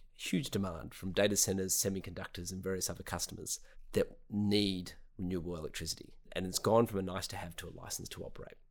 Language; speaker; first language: English; native; English